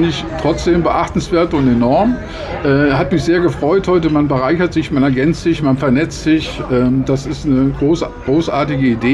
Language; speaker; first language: German; native; German